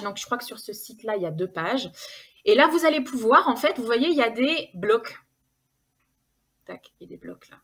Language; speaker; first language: French; native; French